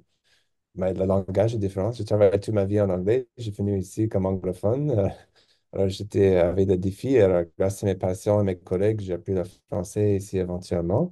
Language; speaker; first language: French; non-native, local second language; English